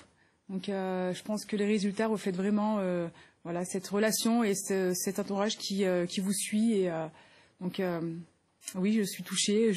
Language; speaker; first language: French; native; French